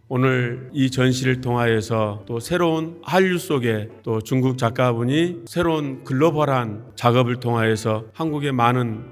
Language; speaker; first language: Korean; native; Korean